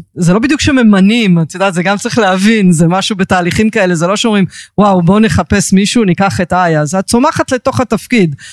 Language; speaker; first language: Hebrew; early bilingual, heritage; Hebrew